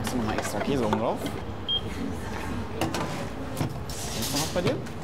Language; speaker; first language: German; native; German